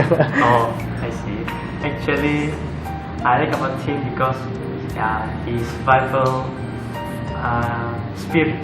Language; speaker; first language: English; non-native, local second language; Malay